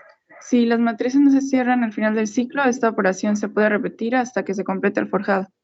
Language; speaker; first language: Spanish; native; Spanish